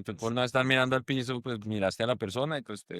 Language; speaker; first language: Spanish; native; Spanish